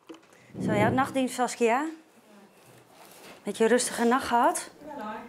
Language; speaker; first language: Dutch; native; Dutch